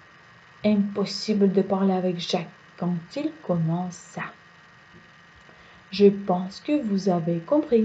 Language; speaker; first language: French; non-native, fluent; Uzbek